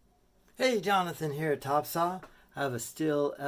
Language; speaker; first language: English; native; English